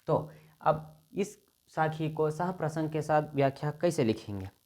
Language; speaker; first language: Hindi; non-native, local second language; Kannada